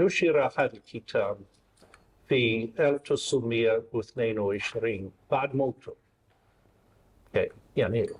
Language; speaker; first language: Arabic; non-native, fluent; English